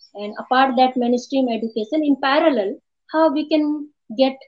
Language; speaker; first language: English; non-native, local second language; Hindi